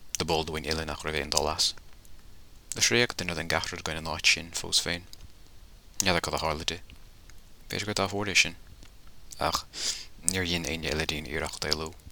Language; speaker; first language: Irish; native; Irish